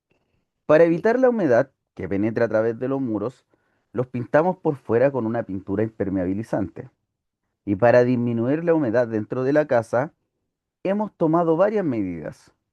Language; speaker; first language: Spanish; native; Spanish